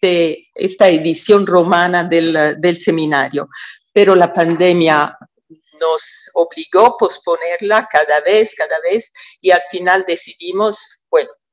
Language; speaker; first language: Spanish; non-native, fluent; Italian